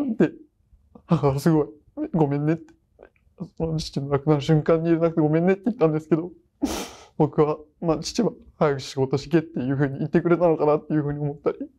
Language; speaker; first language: Japanese; native; Japanese